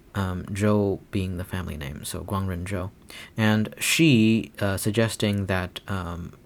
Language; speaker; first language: English; non-native, fluent; Chinese